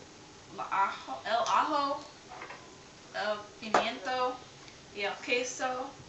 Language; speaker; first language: Spanish; non-native, learner; English